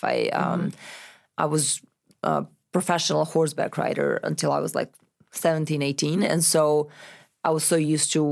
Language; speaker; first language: English; non-native, fluent; Serbian